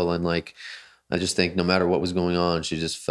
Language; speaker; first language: English; native; English